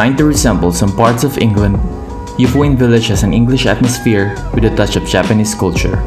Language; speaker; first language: English; non-native, local second language; Filipino